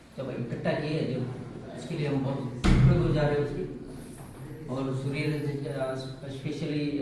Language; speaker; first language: Hindi; non-native, local second language; Gujarati